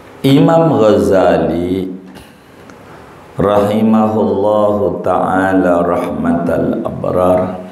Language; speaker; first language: Indonesian; native; Indonesian